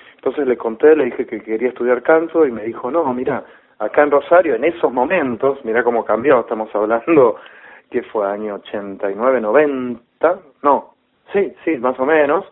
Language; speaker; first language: Spanish; native; Spanish